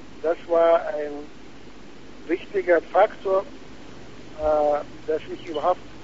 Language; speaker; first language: German; non-native, fluent; Arabic